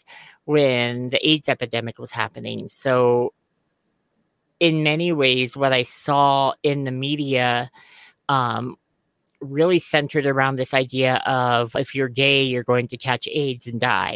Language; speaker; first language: English; native; English